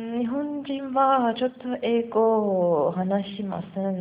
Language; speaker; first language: Japanese; non-native, learner; Persian